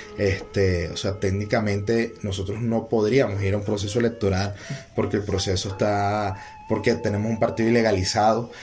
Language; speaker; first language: Spanish; native; Spanish